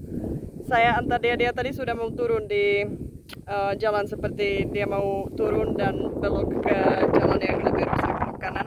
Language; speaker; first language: Indonesian; non-native, fluent; Czech